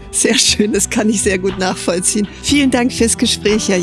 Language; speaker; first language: German; native; German